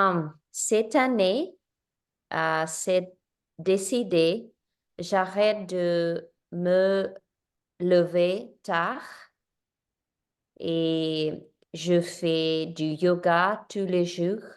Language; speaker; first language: French; non-native, learner; Spanish